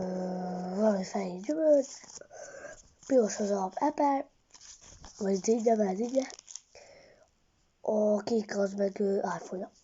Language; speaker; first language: Hungarian; early bilingual, heritage; Hungarian